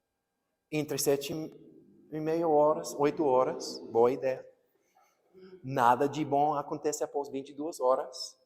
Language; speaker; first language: Portuguese; non-native, fluent; English